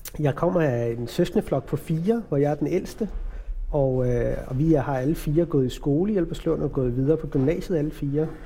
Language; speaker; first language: Danish; early bilingual, other home language; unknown